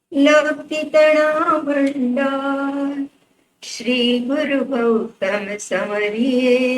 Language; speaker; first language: Hindi; non-native, local second language; Gujarati